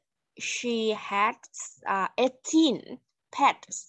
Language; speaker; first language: English; non-native, learner; Vietnamese